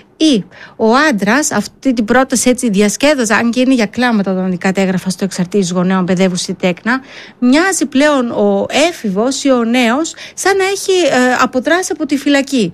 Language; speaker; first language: Greek; early bilingual, heritage; Greek